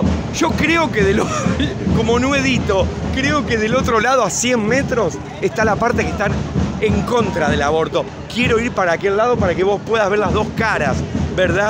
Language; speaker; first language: Spanish; native; Spanish